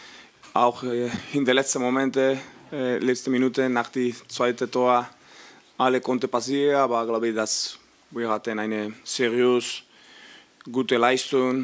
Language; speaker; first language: German; non-native, learner; Spanish